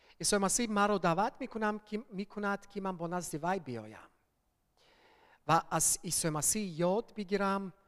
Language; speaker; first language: Persian; early bilingual, heritage; Persian